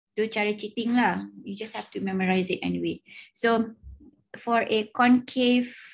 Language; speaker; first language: English; non-native, local second language; Malay